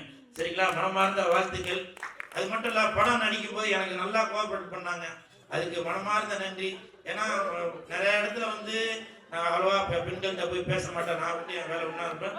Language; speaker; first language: Tamil; native; Tamil